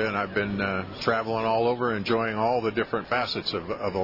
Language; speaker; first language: English; native; English